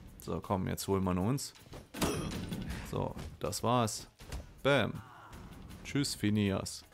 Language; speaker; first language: German; native; German